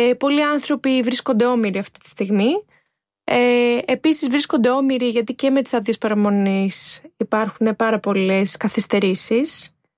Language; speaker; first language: Greek; early bilingual, other home language; Albanian